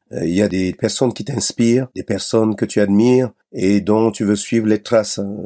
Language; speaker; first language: French; non-native, local second language; Basaa